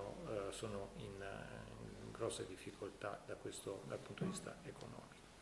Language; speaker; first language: Italian; native; Italian